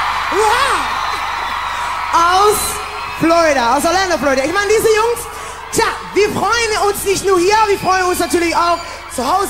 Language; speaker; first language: German; non-native, learner; English